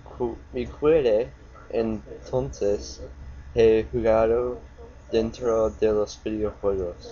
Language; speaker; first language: Spanish; non-native, learner; English